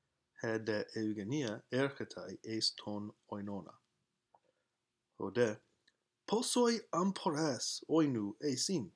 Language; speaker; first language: Greek; non-native, fluent; English